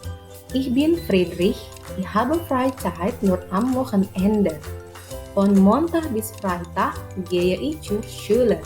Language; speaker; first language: German; non-native, fluent; Indonesian